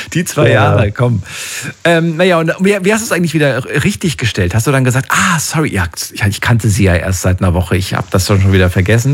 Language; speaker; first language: German; native; German